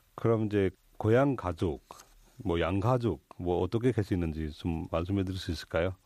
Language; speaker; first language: Korean; non-native, fluent; Nepali